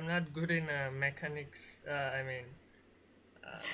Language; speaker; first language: English; non-native, learner; Bangla